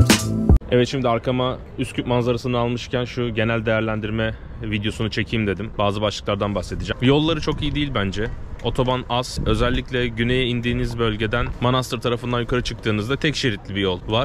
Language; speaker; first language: Turkish; native; Turkish